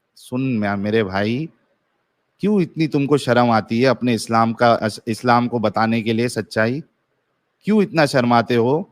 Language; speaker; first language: Urdu; native; Urdu